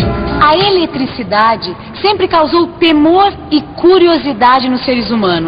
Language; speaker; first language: Portuguese; native; Portuguese